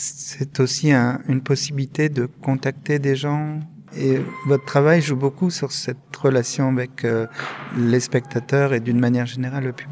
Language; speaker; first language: French; native; French